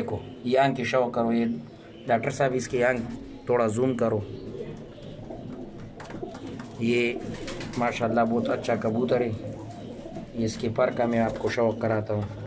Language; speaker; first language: Hindi; non-native, local second language; Pashto